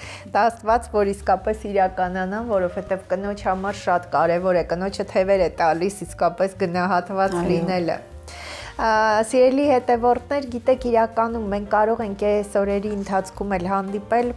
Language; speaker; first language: Armenian; native; Armenian